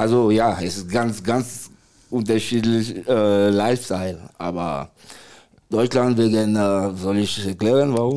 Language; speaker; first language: German; non-native, fluent; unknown